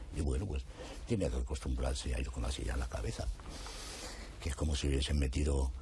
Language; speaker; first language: Spanish; native; Spanish